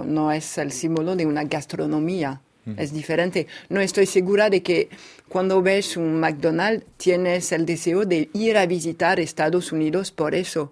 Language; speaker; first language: Spanish; non-native, fluent; French